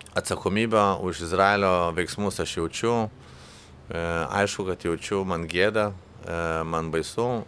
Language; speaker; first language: Lithuanian; native; Lithuanian